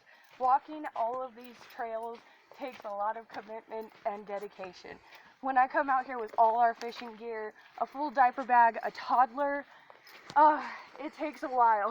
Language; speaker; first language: English; native; English